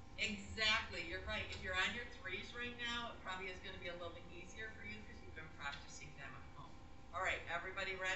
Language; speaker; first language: English; native; English